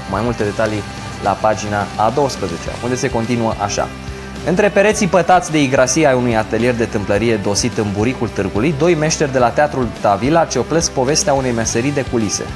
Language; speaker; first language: Romanian; native; Romanian